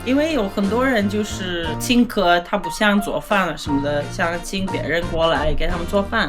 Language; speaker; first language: Chinese; non-native, fluent; English